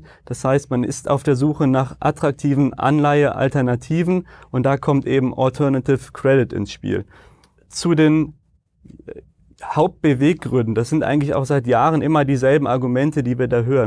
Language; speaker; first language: German; native; German